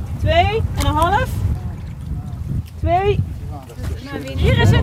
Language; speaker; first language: German; non-native, learner; Dutch